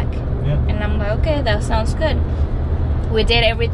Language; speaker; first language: English; non-native, fluent; Spanish